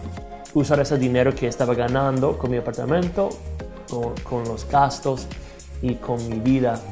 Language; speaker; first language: Spanish; non-native, fluent; English